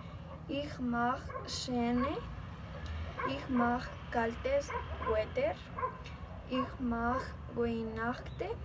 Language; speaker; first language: German; non-native, learner; Spanish